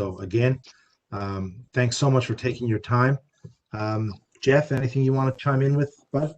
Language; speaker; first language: English; native; English